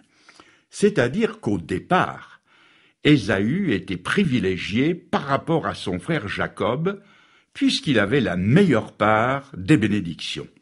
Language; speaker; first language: French; native; French